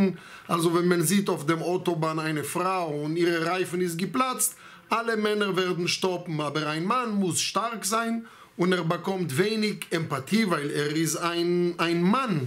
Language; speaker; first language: German; non-native, fluent; Hebrew